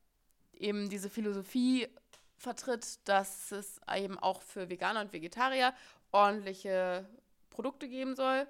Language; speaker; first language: German; native; German